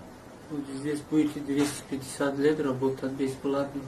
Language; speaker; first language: Russian; non-native, learner; Tajik